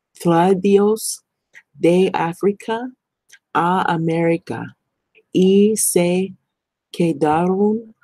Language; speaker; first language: Spanish; non-native, learner; English